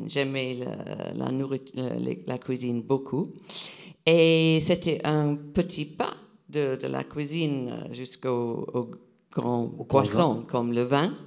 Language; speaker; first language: French; non-native, fluent; English